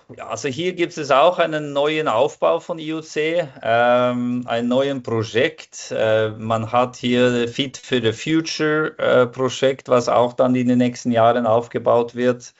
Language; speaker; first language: German; non-native, fluent; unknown